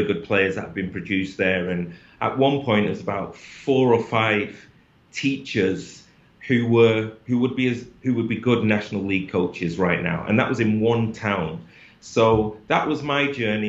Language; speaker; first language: English; native; English